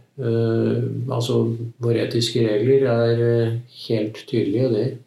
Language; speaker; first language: Norwegian; native; Norwegian